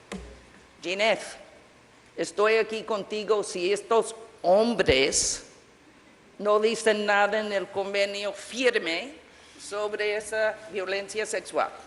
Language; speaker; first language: Spanish; non-native, fluent; English